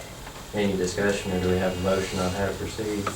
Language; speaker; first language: English; native; English